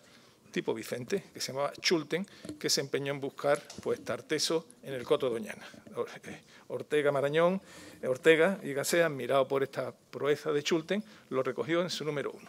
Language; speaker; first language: Spanish; native; Spanish